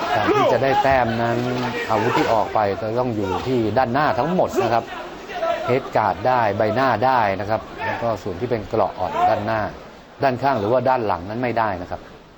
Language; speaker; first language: Thai; native; Thai